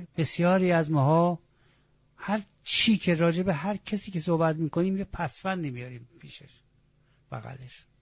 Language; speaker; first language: Persian; non-native, local second language; Azerbaijani